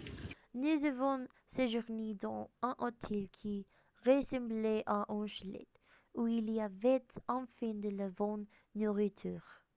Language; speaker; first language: French; non-native, learner; Spanish